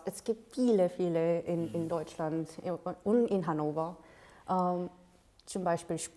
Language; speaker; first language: German; non-native, fluent; Korean